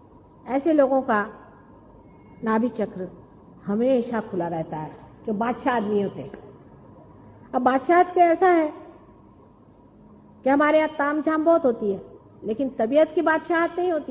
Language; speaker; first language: Hindi; non-native, local second language; Marathi